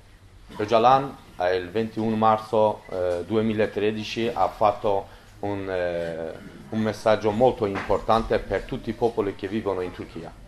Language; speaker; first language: Italian; non-native, learner; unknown